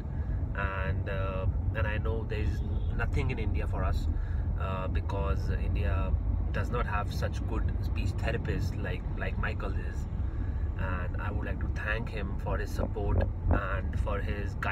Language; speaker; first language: English; non-native, local second language; Hindi